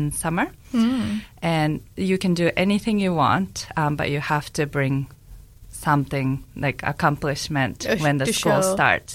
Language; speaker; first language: English; non-native, fluent; Japanese